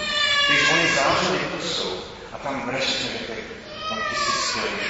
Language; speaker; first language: Czech; non-native, fluent; English